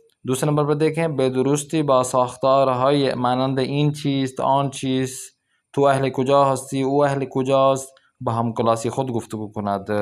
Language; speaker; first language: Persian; non-native, fluent; Urdu